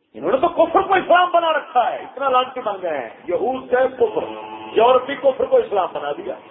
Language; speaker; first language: Urdu; non-native, local second language; Punjabi